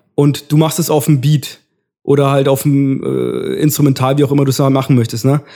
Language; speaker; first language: German; early bilingual, other home language; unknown